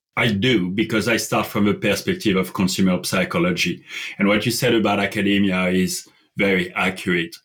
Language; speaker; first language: English; non-native, fluent; French